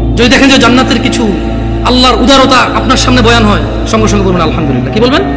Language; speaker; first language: Bangla; early bilingual, heritage; Bangla